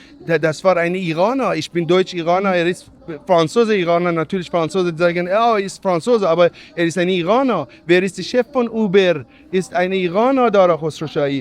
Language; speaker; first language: German; non-native, learner; Persian